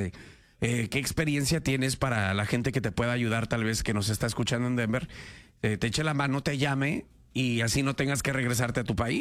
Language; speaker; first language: Spanish; native; Spanish